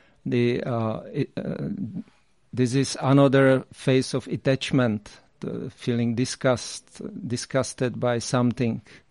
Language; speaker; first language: English; non-native, fluent; Czech